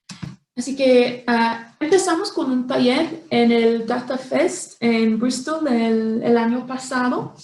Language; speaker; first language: Spanish; non-native, fluent; English